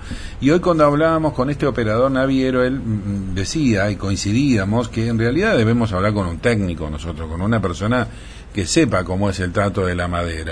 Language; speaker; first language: Spanish; native; Spanish